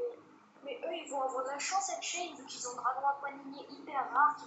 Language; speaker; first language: French; native; French